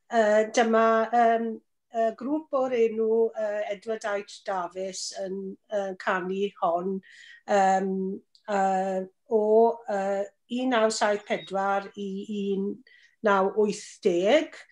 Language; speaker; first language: Welsh; non-native, learner; English